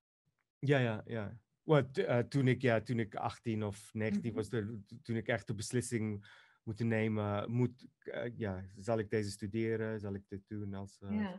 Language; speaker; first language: Dutch; non-native, fluent; Greek